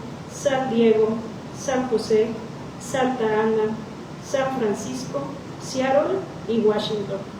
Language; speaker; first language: Spanish; native; Spanish